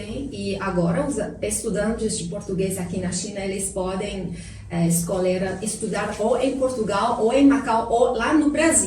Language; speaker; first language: Portuguese; non-native, fluent; Chinese